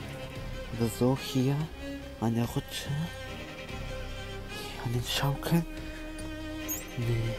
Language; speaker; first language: German; early bilingual, other home language; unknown